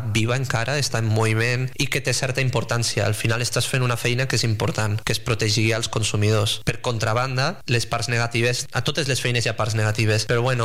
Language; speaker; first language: Catalan; native; Catalan